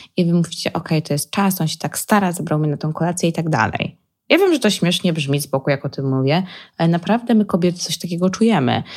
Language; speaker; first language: Polish; early bilingual, heritage; Polish